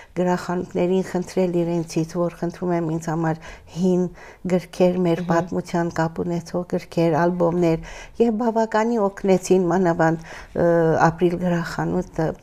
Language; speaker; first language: Armenian; early bilingual, heritage; Armenian